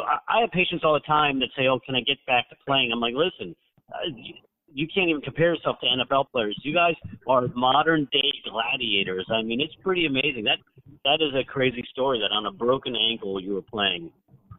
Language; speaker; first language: English; native; English